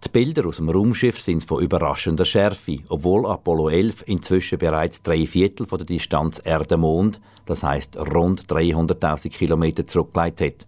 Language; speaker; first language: German; native; German